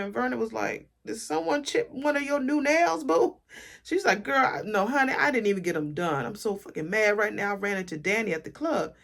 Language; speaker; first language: English; native; English